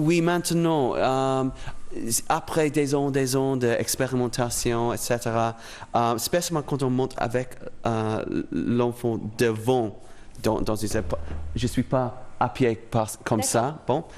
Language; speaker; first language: French; non-native, fluent; English